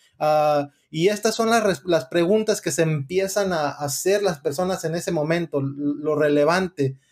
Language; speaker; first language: Spanish; early bilingual, heritage; Spanish